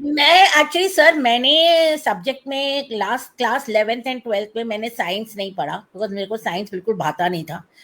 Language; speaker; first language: Hindi; non-native, local second language; Tamil